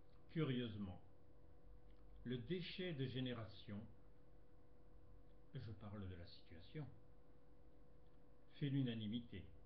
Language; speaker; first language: French; native; French